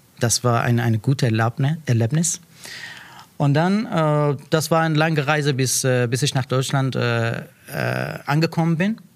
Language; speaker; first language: German; non-native, learner; Persian